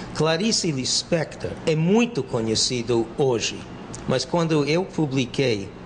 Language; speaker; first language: Portuguese; non-native, fluent; English